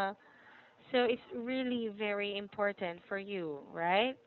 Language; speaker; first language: English; non-native, fluent; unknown